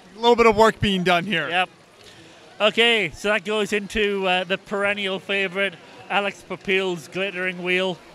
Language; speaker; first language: English; native; English